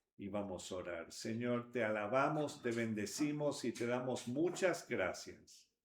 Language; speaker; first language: Spanish; native; Spanish